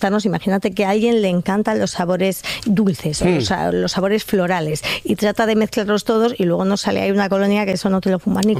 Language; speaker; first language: Spanish; native; Spanish